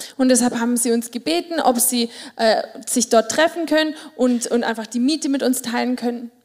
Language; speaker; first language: German; native; German